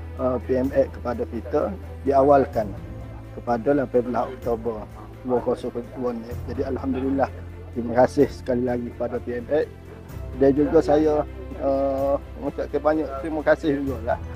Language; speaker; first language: Malay; native; Malay